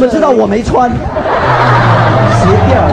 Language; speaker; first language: Chinese; native; Chinese